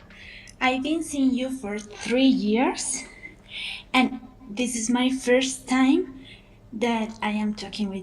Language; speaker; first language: English; non-native, learner; Spanish